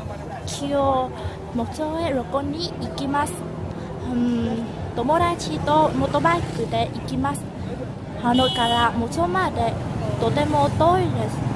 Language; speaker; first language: Japanese; non-native, learner; Vietnamese